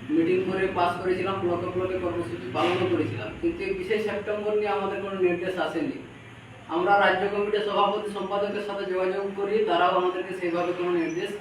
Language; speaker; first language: Bangla; native; Bangla